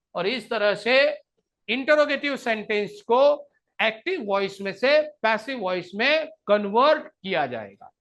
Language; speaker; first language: Hindi; non-native, local second language; Marathi